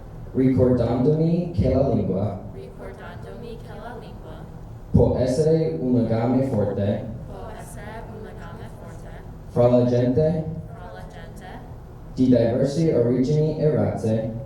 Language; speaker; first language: Italian; non-native, learner; English